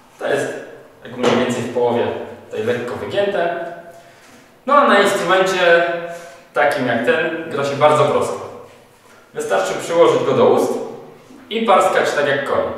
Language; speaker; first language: Polish; native; Polish